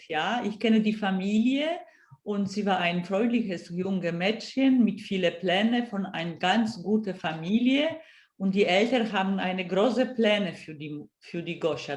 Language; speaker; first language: German; non-native, fluent; Polish